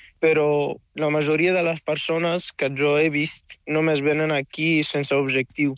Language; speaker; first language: Catalan; non-native, fluent; Arabic